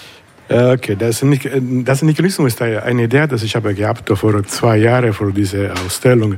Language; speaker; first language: German; non-native, learner; Italian